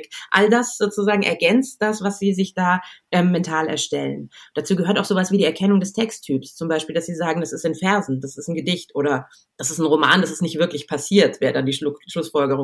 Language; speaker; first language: German; native; German